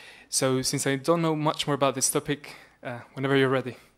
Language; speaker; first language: English; non-native, fluent; Spanish